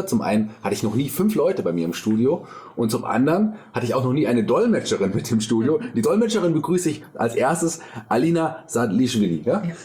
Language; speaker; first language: German; native; German